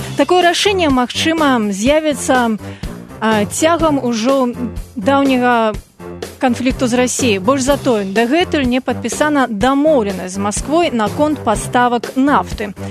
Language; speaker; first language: Belarusian; native; Belarusian